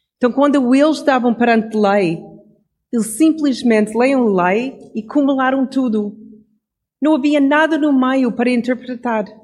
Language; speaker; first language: Portuguese; non-native, fluent; English